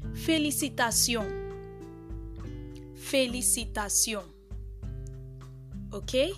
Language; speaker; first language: French; non-native, fluent; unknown